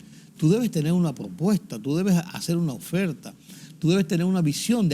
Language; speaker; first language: Spanish; native; Spanish